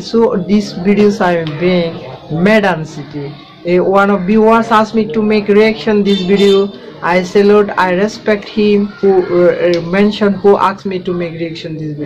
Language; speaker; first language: English; non-native, learner; Bangla